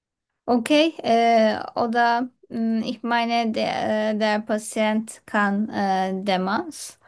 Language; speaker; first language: German; non-native, learner; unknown